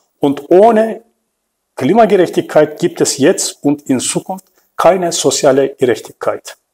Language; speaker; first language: German; non-native, fluent; Turkish